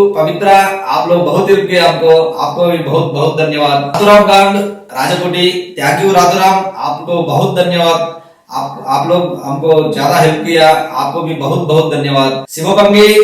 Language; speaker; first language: Hindi; non-native, local second language; Telugu